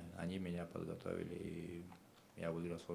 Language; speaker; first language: Russian; non-native, local second language; Chechen